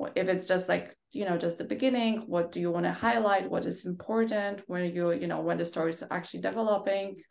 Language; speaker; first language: English; non-native, fluent; Polish